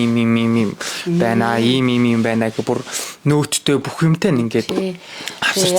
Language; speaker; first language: Mongolian; native; Mongolian